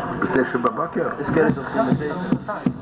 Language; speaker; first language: Hebrew; non-native, fluent; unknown